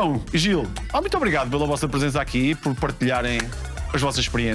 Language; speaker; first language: Portuguese; native; Portuguese